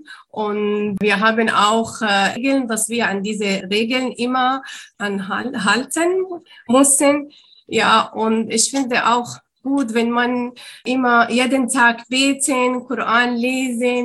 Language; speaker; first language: German; non-native, learner; Arabic